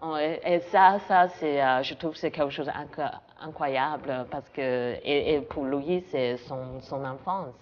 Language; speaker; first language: French; non-native, fluent; Chinese